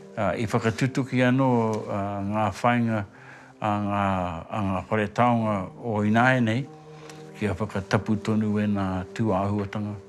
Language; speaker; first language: Māori; native; Māori